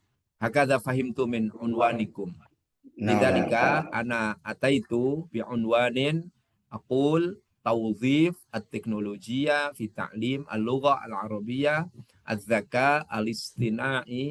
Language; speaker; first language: Arabic; non-native, fluent; Indonesian